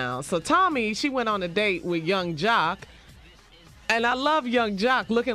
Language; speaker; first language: English; native; English